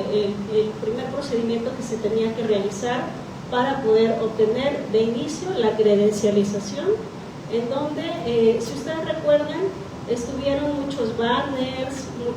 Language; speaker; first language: Spanish; native; Spanish